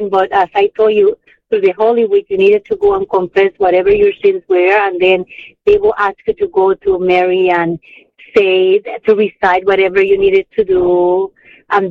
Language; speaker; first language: English; non-native, fluent; Spanish